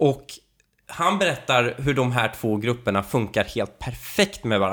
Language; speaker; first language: Swedish; native; Swedish